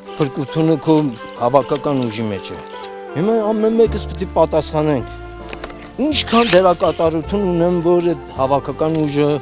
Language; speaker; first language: Armenian; early bilingual, heritage; Armenian